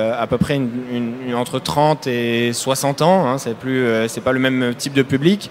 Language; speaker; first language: French; native; French